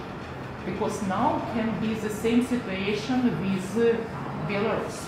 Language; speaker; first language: English; non-native, learner; Russian